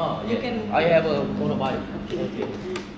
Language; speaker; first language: English; non-native, learner; Korean